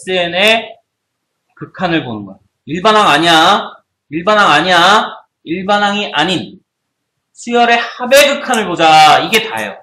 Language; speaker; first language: Korean; native; Korean